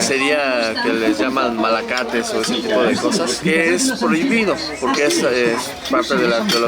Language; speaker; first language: Spanish; native; Spanish